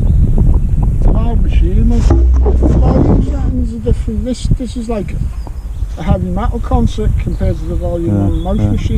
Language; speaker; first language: English; native; English